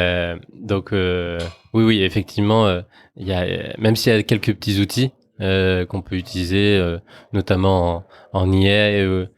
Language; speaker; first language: French; native; French